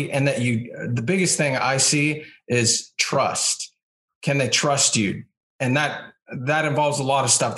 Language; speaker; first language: English; native; English